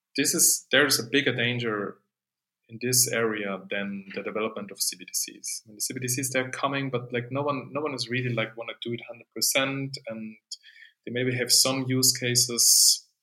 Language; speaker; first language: English; non-native, fluent; German